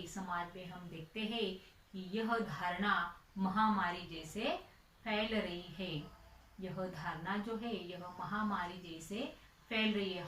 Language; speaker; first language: Hindi; non-native, local second language; Marathi